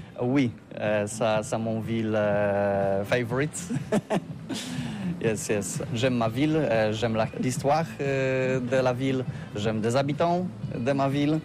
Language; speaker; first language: French; non-native, learner; Polish